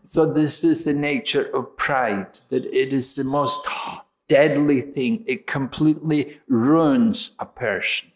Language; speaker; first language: English; native; English